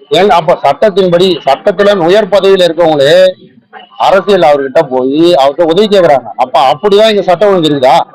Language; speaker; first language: Tamil; native; Tamil